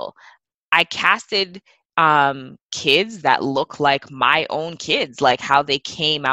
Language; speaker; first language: English; native; English